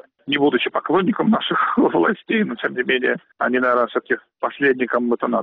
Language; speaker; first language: Russian; native; Russian